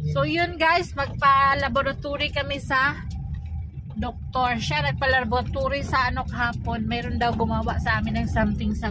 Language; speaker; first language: Filipino; non-native, local second language; Cebuano